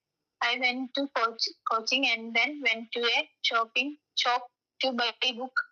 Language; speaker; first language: English; non-native, learner; Malayalam